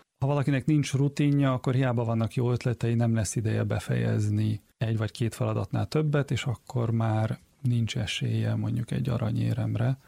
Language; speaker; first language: Hungarian; early bilingual, heritage; Hungarian